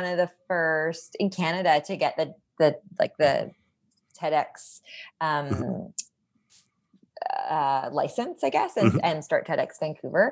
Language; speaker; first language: English; native; English